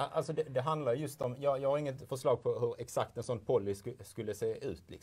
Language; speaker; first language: Swedish; native; Swedish